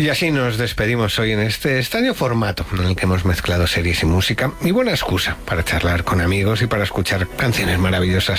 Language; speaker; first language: Spanish; native; Spanish